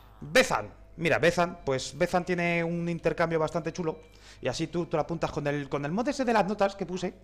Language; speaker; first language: Spanish; native; Spanish